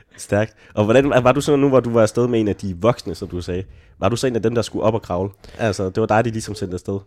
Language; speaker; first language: Danish; native; Danish